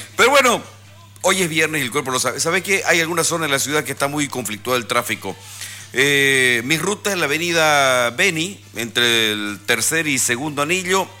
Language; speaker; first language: Spanish; native; Spanish